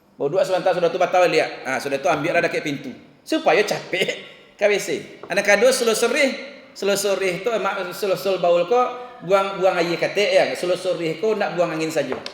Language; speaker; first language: Malay; non-native, local second language; Minangkabau